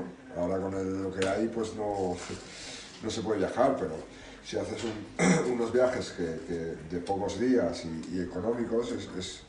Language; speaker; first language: Spanish; native; Spanish